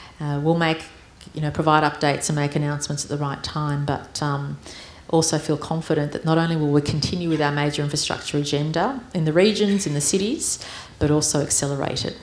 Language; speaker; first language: English; early bilingual, other home language; Armenian